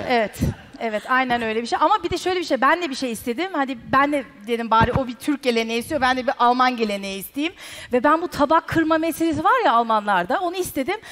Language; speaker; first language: Turkish; early bilingual, heritage; Turkish